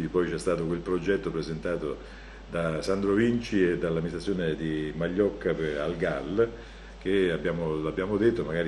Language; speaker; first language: Italian; native; Italian